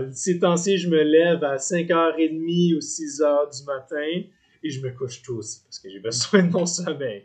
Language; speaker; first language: French; native; French